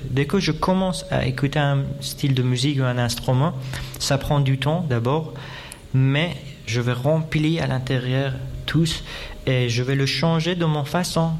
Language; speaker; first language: French; non-native, fluent; Persian